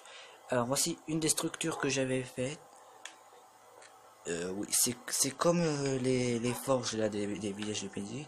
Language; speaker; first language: French; native; French